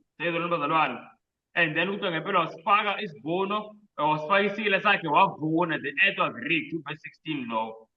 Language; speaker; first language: Zulu; native; Zulu